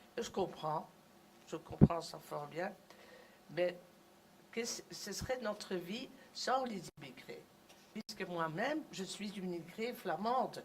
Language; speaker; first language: French; non-native, local second language; Dutch